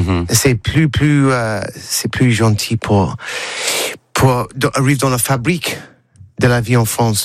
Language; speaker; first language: French; non-native, learner; English